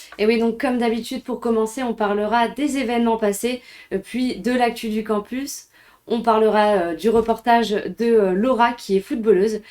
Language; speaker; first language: French; native; French